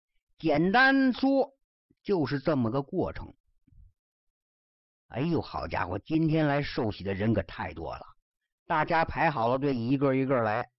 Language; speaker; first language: Chinese; native; Chinese